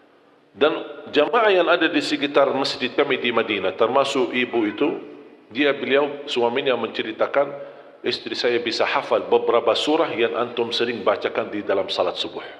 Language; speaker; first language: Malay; non-native, fluent; Arabic